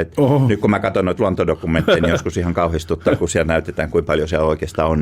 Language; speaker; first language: Finnish; native; Finnish